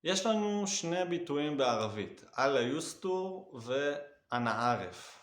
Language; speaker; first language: Hebrew; native; Hebrew